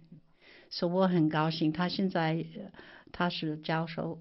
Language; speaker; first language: Chinese; non-native, fluent; English